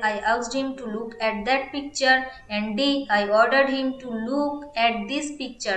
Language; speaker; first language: English; non-native, local second language; Bangla